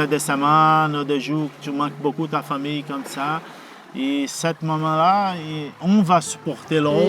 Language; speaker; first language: French; non-native, fluent; Portuguese